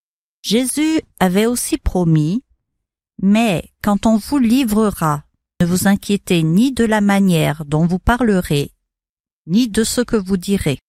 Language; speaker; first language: French; native; French